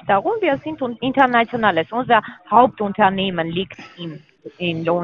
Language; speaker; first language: German; non-native, learner; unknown